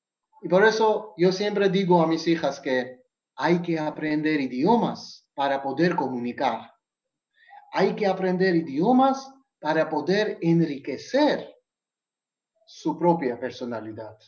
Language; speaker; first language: Spanish; non-native, fluent; Georgian